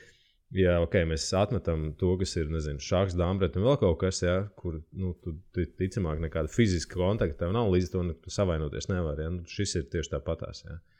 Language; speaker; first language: Latvian; native; Latvian